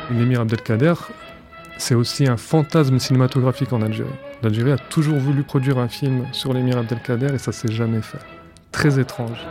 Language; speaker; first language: French; native; French